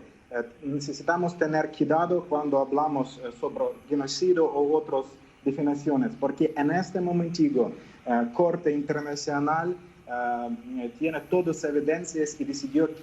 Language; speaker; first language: Spanish; non-native, fluent; Ukrainian